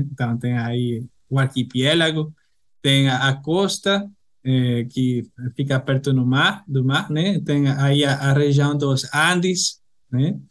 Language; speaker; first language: Portuguese; non-native, fluent; Spanish